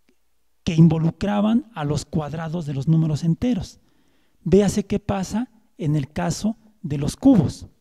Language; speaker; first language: Spanish; native; Spanish